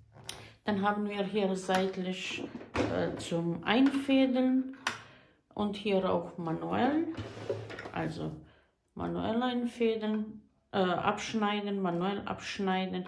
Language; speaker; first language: German; non-native, fluent; Bosnian